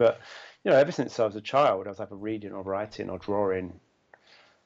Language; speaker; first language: English; native; English